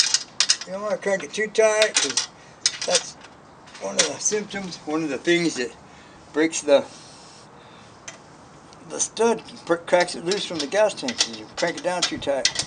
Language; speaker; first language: English; native; English